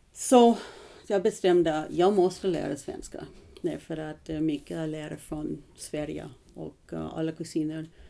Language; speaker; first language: Swedish; early bilingual, heritage; English